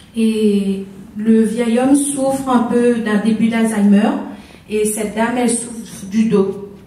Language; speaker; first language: French; native; French